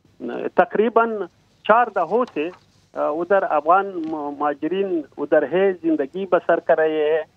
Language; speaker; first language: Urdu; non-native, fluent; Pashto